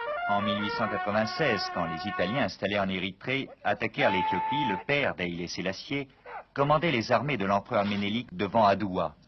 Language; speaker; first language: French; native; French